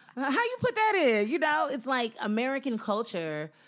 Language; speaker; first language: English; native; English